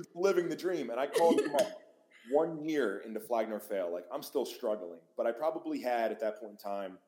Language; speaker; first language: English; native; English